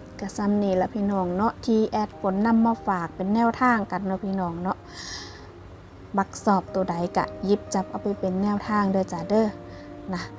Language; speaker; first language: Thai; non-native, local second language; Northeastern Thai